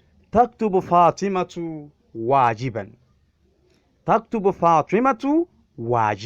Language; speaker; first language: Arabic; non-native, fluent; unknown